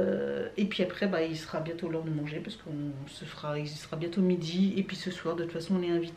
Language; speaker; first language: French; native; French